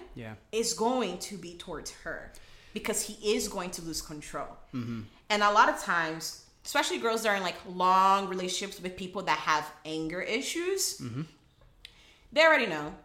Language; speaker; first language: English; early bilingual, other home language; Portuguese